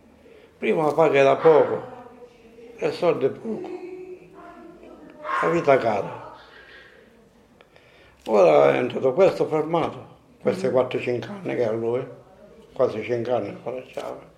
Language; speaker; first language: Italian; non-native, local second language; Sicilian